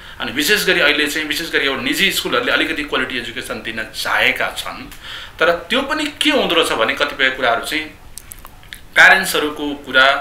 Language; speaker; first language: Nepali; native; Nepali